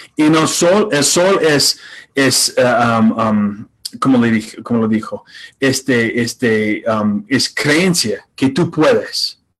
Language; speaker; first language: Spanish; non-native, fluent; English